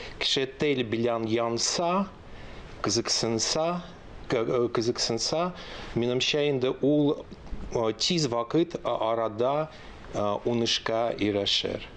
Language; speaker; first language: Tatar; non-native, local second language; Russian